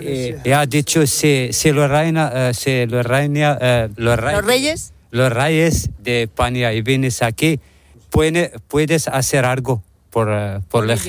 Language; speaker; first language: Spanish; non-native, learner; Arabic